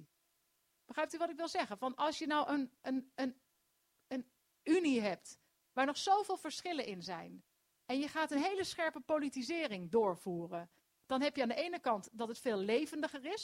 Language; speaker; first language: Dutch; native; Dutch